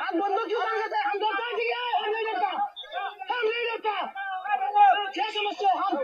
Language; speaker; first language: Hindi; non-native, learner; Bangla